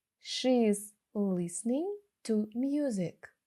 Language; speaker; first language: English; non-native, fluent; Ukrainian